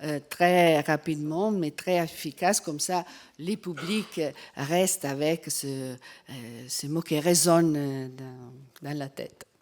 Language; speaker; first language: French; non-native, fluent; Italian